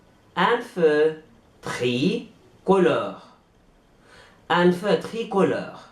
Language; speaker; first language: French; non-native, fluent; Arabic